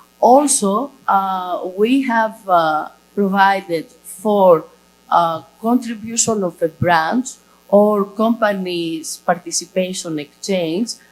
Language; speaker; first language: English; non-native, fluent; Greek